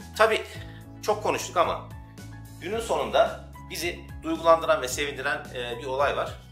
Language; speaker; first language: Turkish; native; Turkish